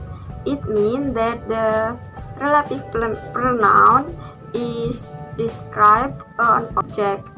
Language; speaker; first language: English; non-native, learner; Indonesian